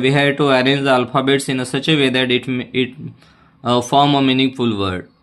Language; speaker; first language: Hindi; non-native, local second language; Marathi